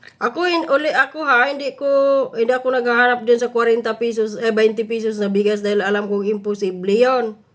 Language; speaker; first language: Filipino; native; Filipino